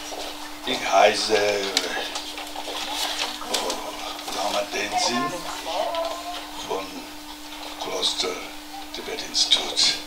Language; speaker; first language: German; non-native, learner; Tibetan